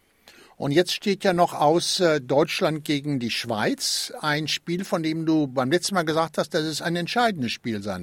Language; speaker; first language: German; native; German